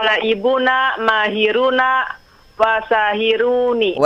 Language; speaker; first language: Arabic; non-native, learner; Indonesian